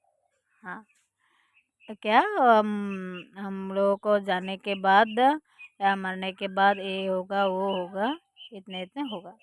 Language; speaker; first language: Hindi; non-native, fluent; Bangla